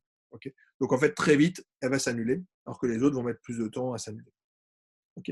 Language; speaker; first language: French; native; French